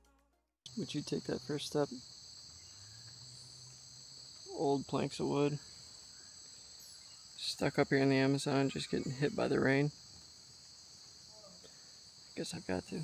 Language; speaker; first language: English; native; English